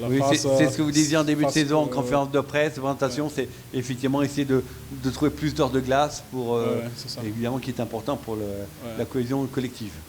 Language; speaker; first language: French; native; French